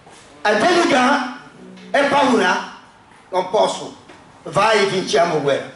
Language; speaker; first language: Italian; non-native, learner; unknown